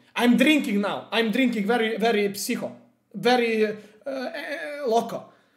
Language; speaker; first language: English; non-native, learner; Serbian